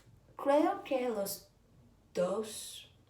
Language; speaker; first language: Spanish; non-native, learner; English